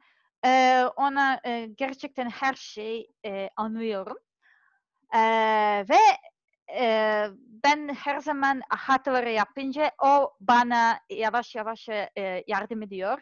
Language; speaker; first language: Turkish; non-native, learner; Serbian